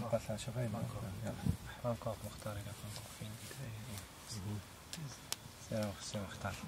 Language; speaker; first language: French; non-native, local second language; Arabic